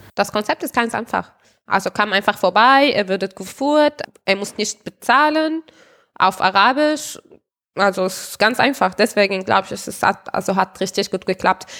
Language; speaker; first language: German; non-native, fluent; Arabic